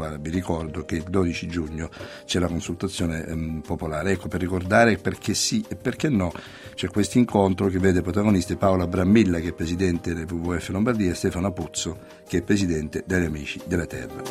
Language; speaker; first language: Italian; native; Italian